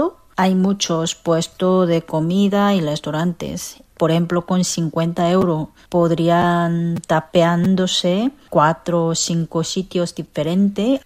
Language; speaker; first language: Spanish; non-native, fluent; Korean